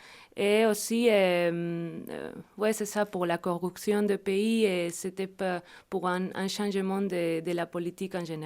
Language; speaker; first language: French; non-native, fluent; Spanish